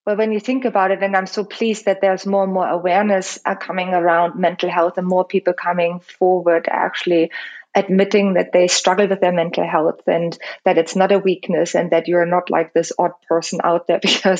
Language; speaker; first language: English; non-native, fluent; German